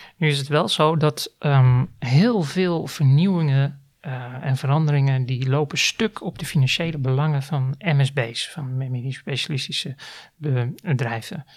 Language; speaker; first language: Dutch; native; Dutch